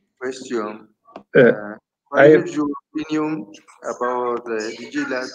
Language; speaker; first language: English; non-native, learner; Spanish